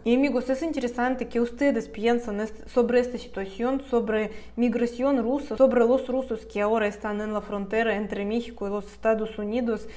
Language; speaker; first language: Spanish; non-native, fluent; Russian